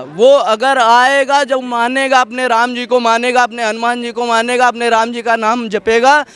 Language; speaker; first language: Hindi; native; Hindi